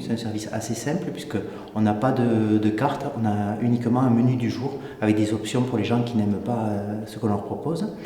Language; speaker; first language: French; native; French